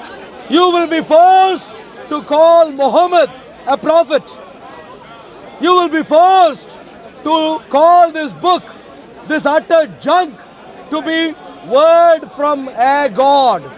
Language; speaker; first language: English; non-native, fluent; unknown